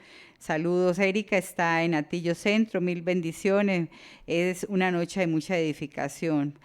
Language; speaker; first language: Spanish; native; Spanish